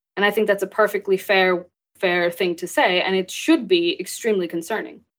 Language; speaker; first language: English; early bilingual, other home language; Urdu